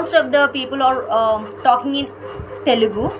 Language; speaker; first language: English; non-native, learner; Kannada